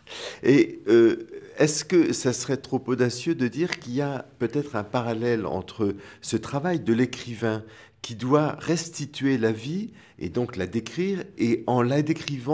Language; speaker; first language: French; native; French